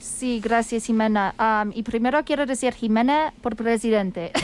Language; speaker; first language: Spanish; non-native, fluent; English